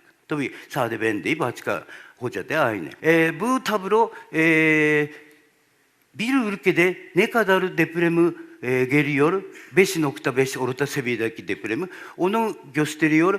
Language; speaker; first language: Turkish; non-native, learner; Japanese